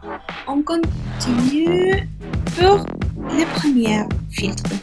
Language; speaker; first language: French; non-native, learner; Spanish